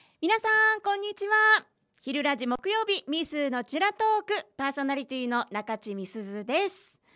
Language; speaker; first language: Japanese; native; Japanese